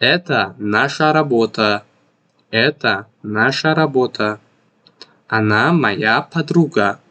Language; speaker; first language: Russian; non-native, fluent; Tajik